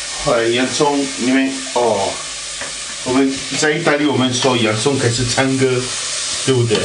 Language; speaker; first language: Chinese; non-native, fluent; Italian